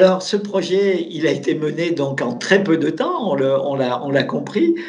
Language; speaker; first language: French; native; French